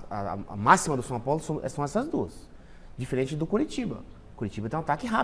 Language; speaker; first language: Portuguese; native; Portuguese